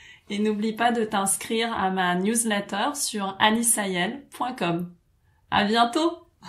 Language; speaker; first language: French; native; French